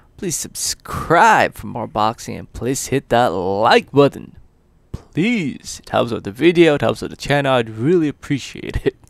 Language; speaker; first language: English; early bilingual, other home language; Filipino